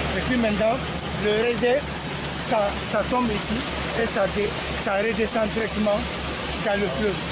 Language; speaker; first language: French; non-native, local second language; Bambara